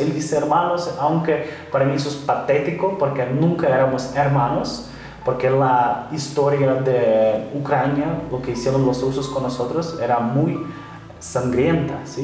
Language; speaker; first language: Spanish; non-native, fluent; Ukrainian